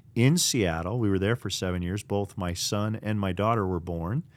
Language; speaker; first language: English; native; English